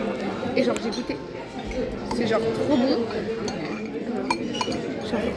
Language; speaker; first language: French; native; French